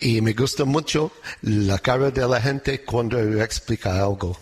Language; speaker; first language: Spanish; non-native, learner; English